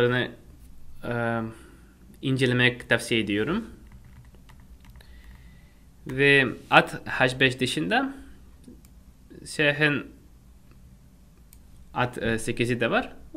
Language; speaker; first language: Turkish; non-native, fluent; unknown